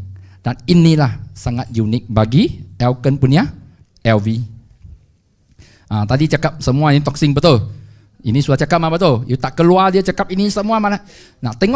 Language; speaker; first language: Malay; non-native, local second language; Chinese